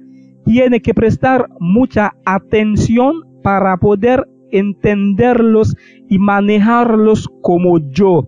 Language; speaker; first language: Spanish; non-native, fluent; Haitian Creole